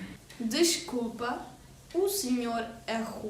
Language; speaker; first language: Portuguese; non-native, learner; Hindi